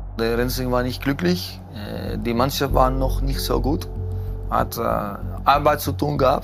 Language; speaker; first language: German; non-native, learner; Dutch